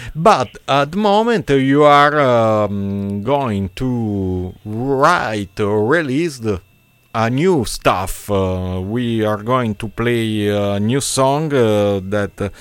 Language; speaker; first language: English; non-native, learner; Italian